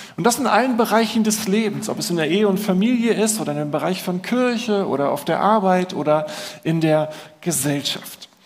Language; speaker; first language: German; native; German